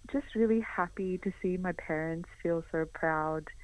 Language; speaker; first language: Hindi; early bilingual, heritage; Hindi